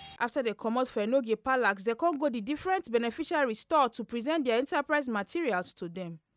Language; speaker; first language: Nigerian Pidgin; native; Nigerian Pidgin